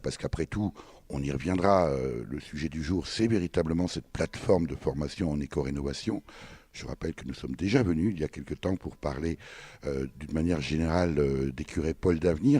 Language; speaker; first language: French; native; French